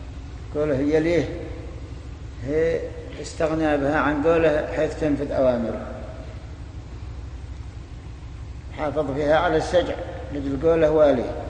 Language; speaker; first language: Arabic; native; Arabic